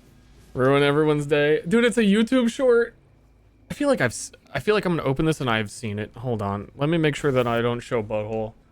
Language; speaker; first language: English; native; English